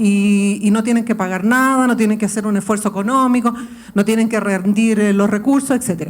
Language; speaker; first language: Spanish; native; Spanish